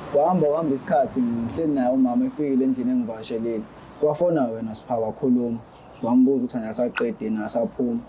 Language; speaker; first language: Zulu; native; Zulu